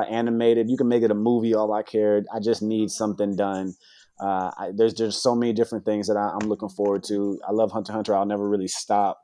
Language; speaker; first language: English; native; English